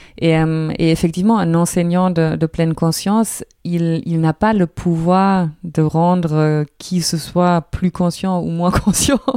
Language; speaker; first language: French; non-native, fluent; German